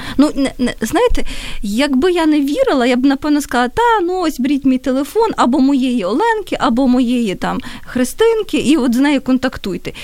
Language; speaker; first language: Ukrainian; native; Ukrainian